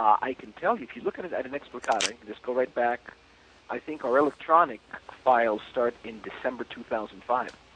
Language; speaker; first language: English; early bilingual, other home language; Spanish